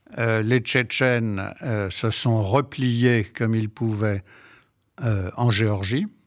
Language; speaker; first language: French; native; French